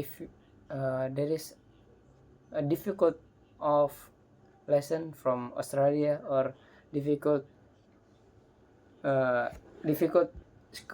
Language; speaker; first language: English; non-native, learner; Indonesian